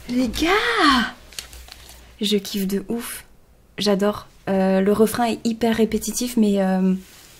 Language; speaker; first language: French; native; French